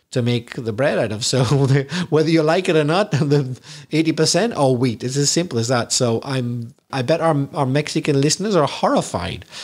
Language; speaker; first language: English; native; English